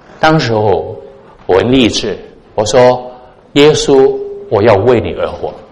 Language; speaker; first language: Chinese; non-native, local second language; Cantonese